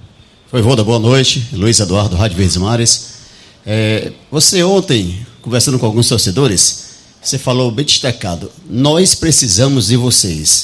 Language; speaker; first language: Portuguese; native; Portuguese